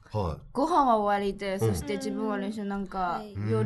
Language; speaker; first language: Japanese; non-native, learner; Chinese